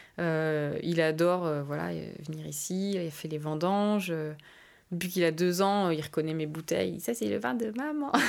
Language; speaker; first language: French; native; French